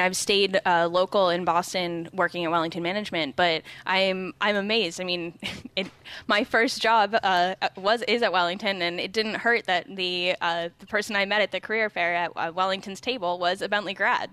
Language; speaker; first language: English; native; English